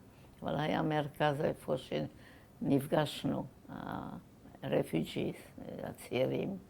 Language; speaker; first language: Hebrew; non-native, fluent; German